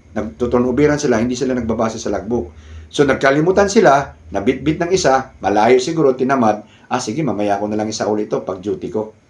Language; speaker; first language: Filipino; non-native, local second language; Cebuano